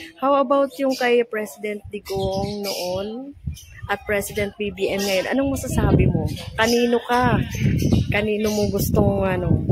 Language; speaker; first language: Filipino; native; Filipino